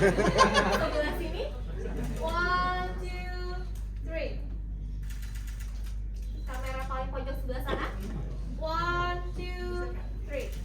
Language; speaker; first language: Indonesian; native; Indonesian